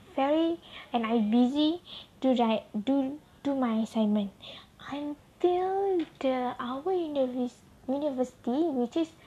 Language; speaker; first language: English; non-native, local second language; Malay